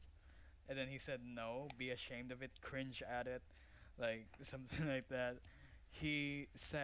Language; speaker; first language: English; non-native, local second language; Filipino